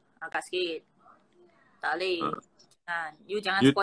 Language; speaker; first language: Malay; non-native, local second language; Chinese